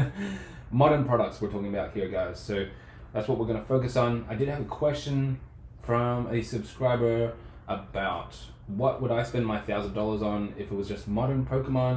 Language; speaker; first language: English; native; English